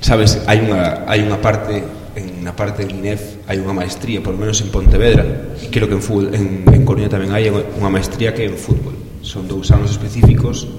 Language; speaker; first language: Spanish; non-native, local second language; Galician